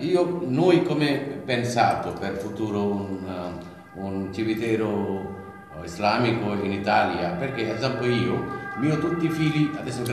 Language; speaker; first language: Italian; non-native, learner; Bangla